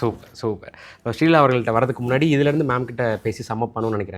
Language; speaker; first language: Tamil; native; Tamil